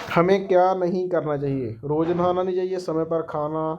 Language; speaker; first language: Hindi; non-native, local second language; Punjabi